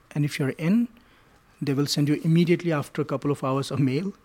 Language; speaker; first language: English; non-native, local second language; Hindi